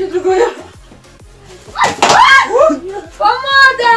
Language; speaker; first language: Russian; native; Russian